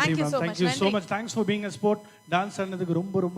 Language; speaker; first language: Tamil; native; Tamil